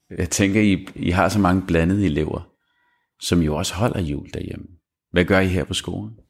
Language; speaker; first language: Danish; early bilingual, other home language; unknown